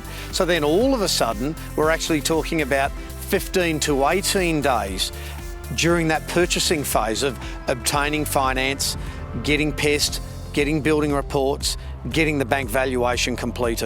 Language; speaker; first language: English; native; English